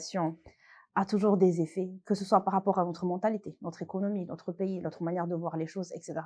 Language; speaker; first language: French; non-native, local second language; Malagasy